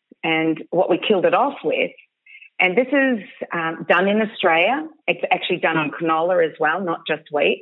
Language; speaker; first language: English; native; English